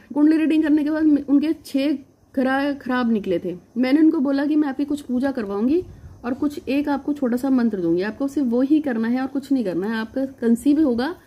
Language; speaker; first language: Hindi; native; Hindi